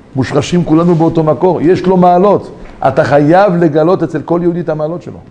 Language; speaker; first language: Hebrew; native; Hebrew